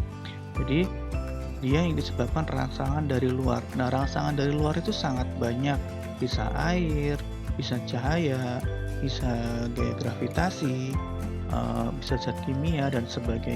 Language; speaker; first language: Indonesian; native; Indonesian